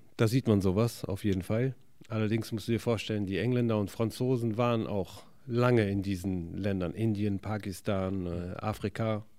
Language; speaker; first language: German; early bilingual, other home language; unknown